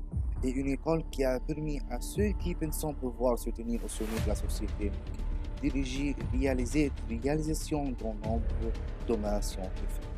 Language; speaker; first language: French; non-native, learner; Arabic